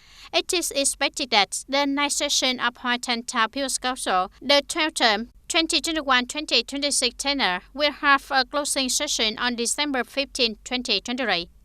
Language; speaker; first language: English; non-native, fluent; Vietnamese